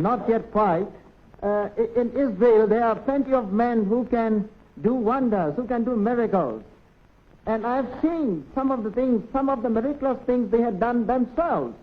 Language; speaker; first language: English; non-native, local second language; Burmese